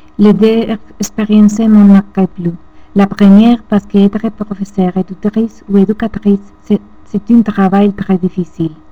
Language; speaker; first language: French; non-native, learner; Spanish